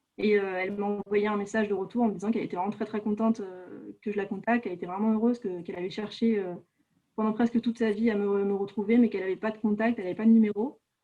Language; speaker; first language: French; native; French